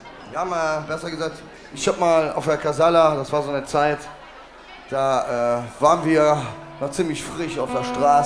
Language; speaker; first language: German; native; German